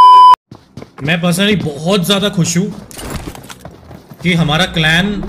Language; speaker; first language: Hindi; native; Hindi